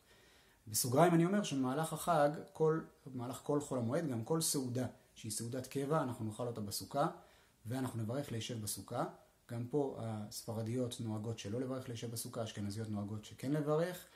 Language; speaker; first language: Hebrew; native; Hebrew